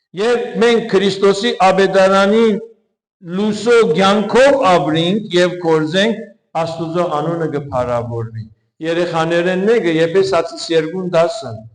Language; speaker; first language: Armenian; early bilingual, heritage; Armenian